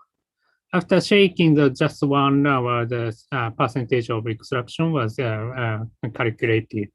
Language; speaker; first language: English; non-native, learner; Japanese